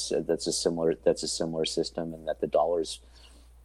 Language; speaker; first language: English; native; English